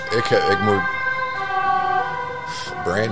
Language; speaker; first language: Dutch; non-native, learner; English